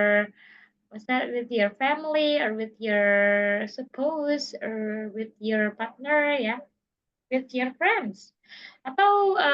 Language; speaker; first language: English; non-native, learner; Indonesian